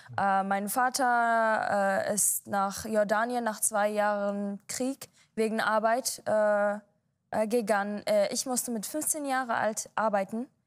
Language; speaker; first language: German; non-native, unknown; Arabic